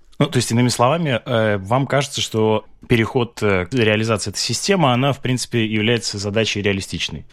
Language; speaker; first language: Russian; native; Russian